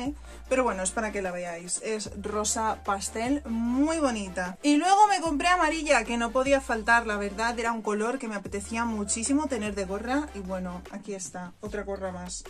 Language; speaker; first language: Spanish; native; Spanish